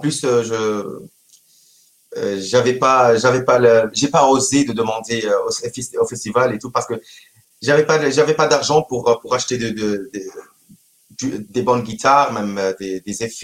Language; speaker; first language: French; non-native, local second language; Arabic